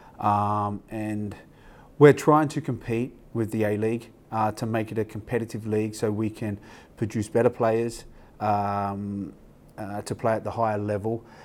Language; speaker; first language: English; native; English